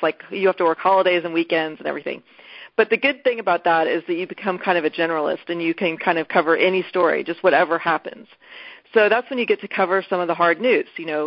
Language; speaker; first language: English; native; English